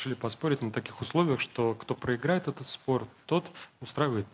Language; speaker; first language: Russian; native; Russian